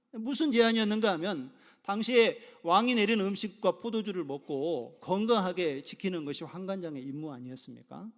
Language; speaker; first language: Korean; native; Korean